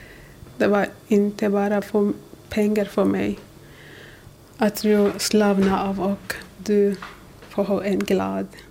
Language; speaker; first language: Swedish; non-native, learner; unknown